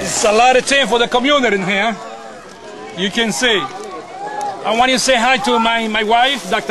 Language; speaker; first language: English; non-native, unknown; Spanish